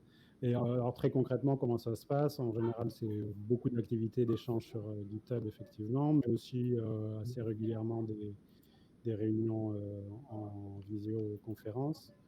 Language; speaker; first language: French; native; French